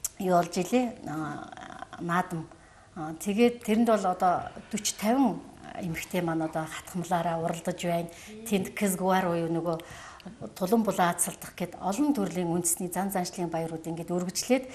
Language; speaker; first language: Mongolian; non-native, local second language; Kazakh